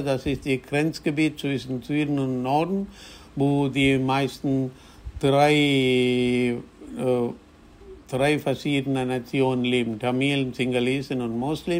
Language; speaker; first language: German; non-native, fluent; Tamil